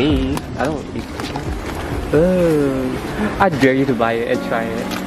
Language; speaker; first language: English; native; English